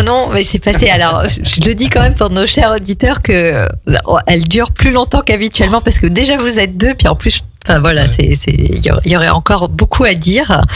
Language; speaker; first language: French; native; French